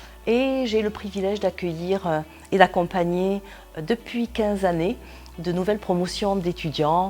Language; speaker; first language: French; native; French